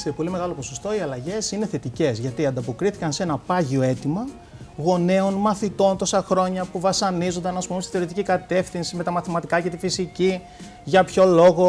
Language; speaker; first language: Greek; native; Greek